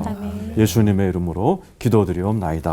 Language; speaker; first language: Korean; native; Korean